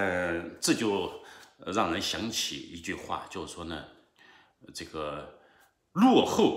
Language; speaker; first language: Chinese; native; Chinese